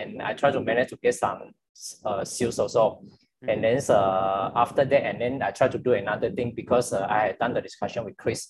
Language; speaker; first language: English; non-native, local second language; Chinese